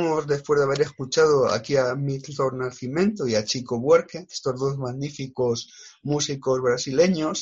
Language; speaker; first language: Spanish; native; Spanish